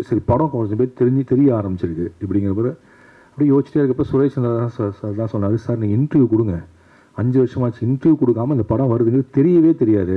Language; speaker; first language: Tamil; native; Tamil